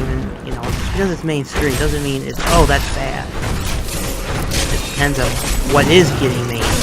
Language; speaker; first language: English; native; English